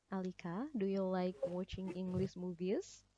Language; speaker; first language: English; non-native, fluent; Indonesian